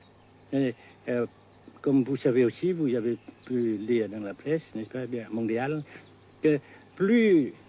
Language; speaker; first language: French; non-native, local second language; Vietnamese